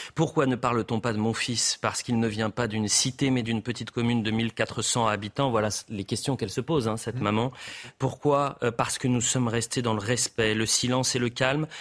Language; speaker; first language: French; native; French